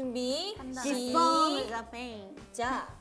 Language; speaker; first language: Korean; native; Korean